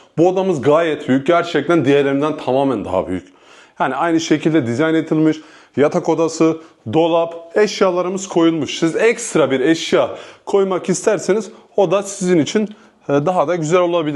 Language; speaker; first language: Turkish; native; Turkish